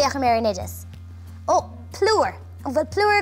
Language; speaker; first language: Irish; native; Irish